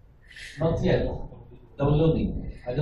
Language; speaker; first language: English; non-native, learner; Arabic